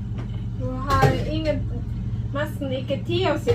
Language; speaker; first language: Norwegian; non-native, learner; Thai